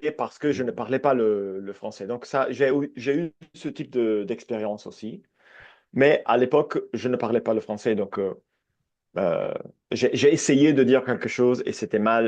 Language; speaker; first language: French; non-native, fluent; Italian